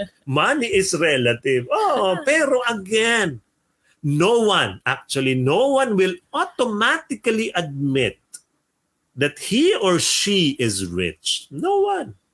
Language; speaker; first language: English; non-native, local second language; Filipino